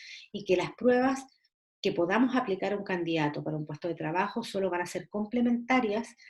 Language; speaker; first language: Spanish; native; Spanish